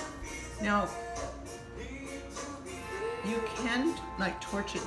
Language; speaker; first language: English; native; English